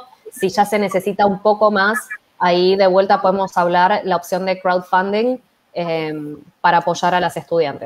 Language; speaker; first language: Spanish; native; Spanish